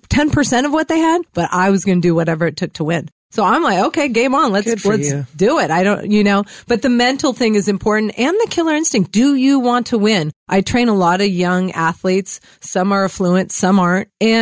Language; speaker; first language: English; native; English